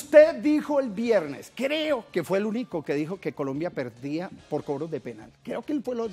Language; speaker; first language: Spanish; native; Spanish